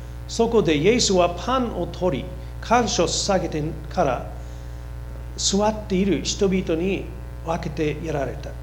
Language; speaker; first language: Japanese; non-native, fluent; English